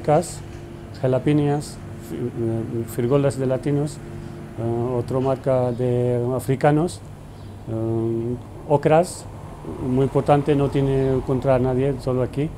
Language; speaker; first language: Spanish; non-native, learner; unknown